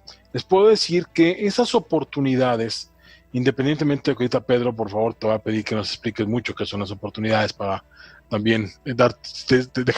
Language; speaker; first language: Spanish; native; Spanish